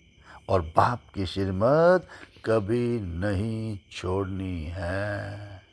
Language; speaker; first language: Hindi; native; Hindi